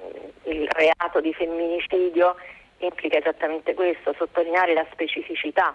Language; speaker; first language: Italian; native; Italian